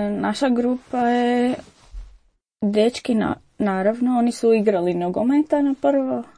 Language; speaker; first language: Croatian; non-native, learner; Arabic